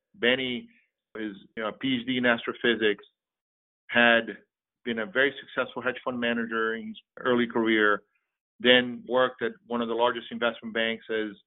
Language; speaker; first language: English; non-native, fluent; Portuguese